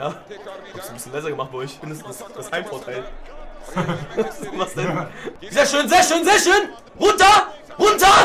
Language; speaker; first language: German; early bilingual, other home language; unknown